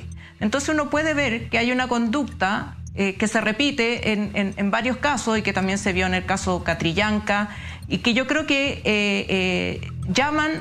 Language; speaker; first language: Spanish; native; Spanish